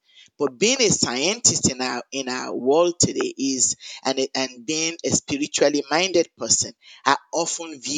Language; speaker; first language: English; non-native, local second language; Yoruba